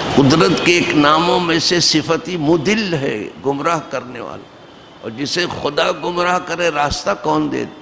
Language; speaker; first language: Urdu; native; Urdu